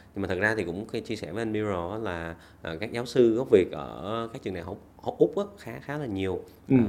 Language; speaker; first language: Vietnamese; native; Vietnamese